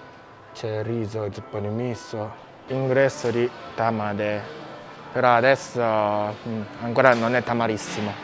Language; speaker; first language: Italian; non-native, fluent; Japanese